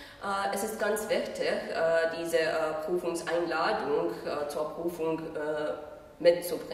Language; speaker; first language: German; non-native, fluent; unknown